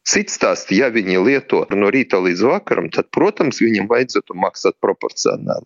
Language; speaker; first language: Latvian; non-native, local second language; Russian